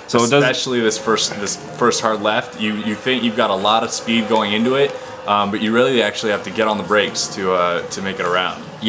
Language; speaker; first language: English; native; English